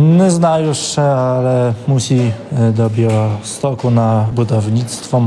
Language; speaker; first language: Polish; non-native, local second language; Belarusian